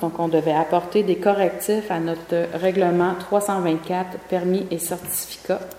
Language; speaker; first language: French; native; French